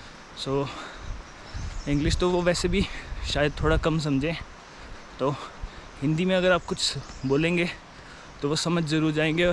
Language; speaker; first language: Hindi; native; Hindi